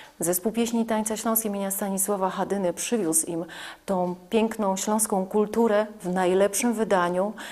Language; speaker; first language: Polish; native; Polish